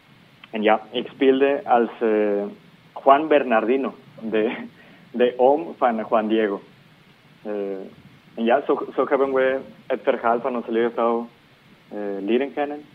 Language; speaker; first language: Dutch; non-native, fluent; Spanish